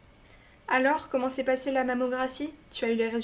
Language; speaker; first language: French; native; French